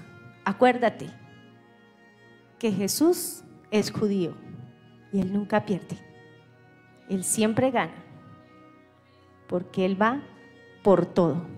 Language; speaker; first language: Spanish; native; Spanish